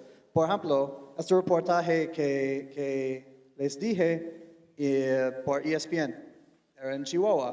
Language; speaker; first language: Spanish; non-native, fluent; English